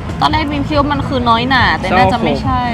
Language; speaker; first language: Thai; native; Thai